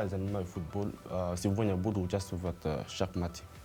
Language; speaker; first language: Russian; non-native, learner; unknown